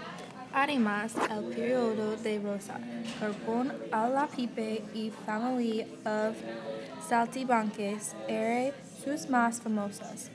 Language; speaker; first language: Spanish; non-native, learner; English